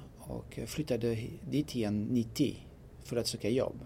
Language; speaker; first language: Swedish; non-native, fluent; French